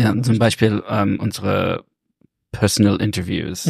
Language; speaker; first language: German; non-native, learner; English